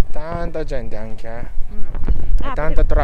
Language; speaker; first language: Italian; non-native, learner; Japanese